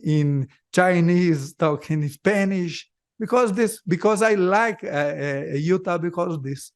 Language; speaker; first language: English; non-native, learner; Portuguese